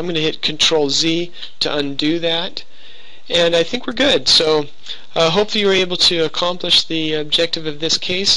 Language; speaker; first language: English; native; English